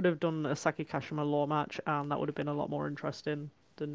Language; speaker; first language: English; native; English